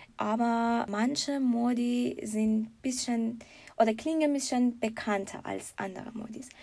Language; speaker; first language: German; non-native, learner; Persian